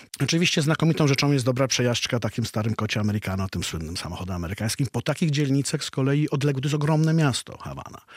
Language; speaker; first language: Polish; native; Polish